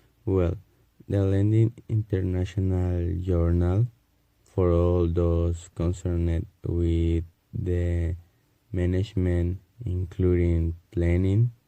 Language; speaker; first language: English; non-native, learner; Spanish